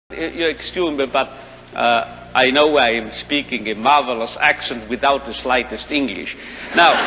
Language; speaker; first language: English; non-native, fluent; German